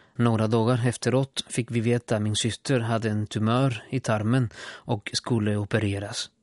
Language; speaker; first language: Swedish; non-native, fluent; Spanish